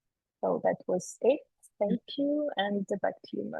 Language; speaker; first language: English; non-native, fluent; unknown